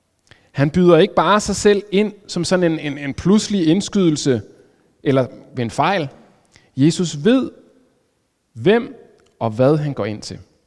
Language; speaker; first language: Danish; native; Danish